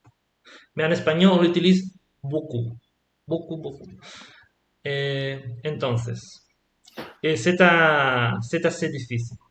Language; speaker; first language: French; non-native, fluent; Spanish